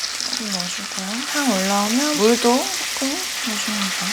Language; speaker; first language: Korean; native; Korean